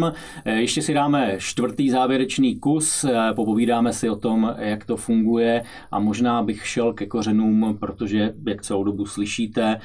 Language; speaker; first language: Czech; native; Czech